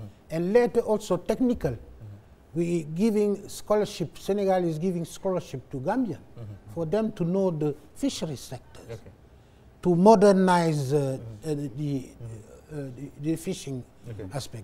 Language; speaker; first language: English; non-native, fluent; Wolof